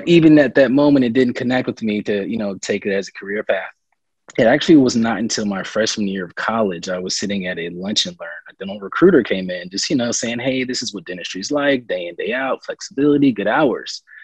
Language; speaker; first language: English; native; English